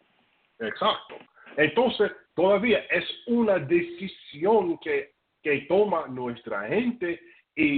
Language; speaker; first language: Spanish; non-native, fluent; English